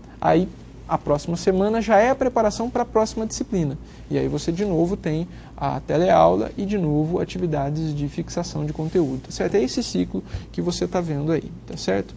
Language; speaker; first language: Portuguese; native; Portuguese